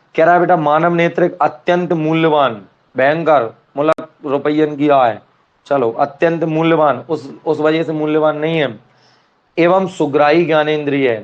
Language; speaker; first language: Hindi; non-native, local second language; Marathi